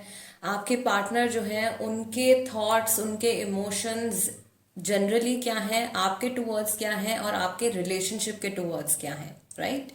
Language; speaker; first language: Hindi; native; Hindi